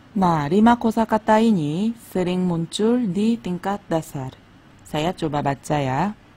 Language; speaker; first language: Indonesian; non-native, fluent; Korean